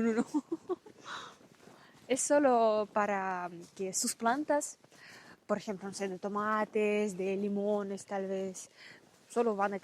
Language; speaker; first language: Spanish; non-native, learner; Russian